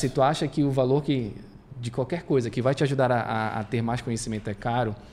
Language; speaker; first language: Portuguese; native; Portuguese